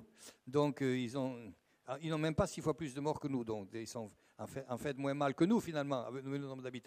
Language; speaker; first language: French; native; French